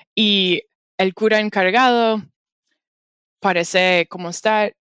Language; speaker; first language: Spanish; non-native, fluent; English